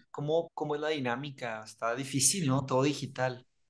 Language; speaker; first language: Spanish; native; Spanish